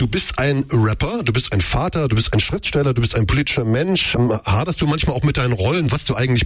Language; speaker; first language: German; native; German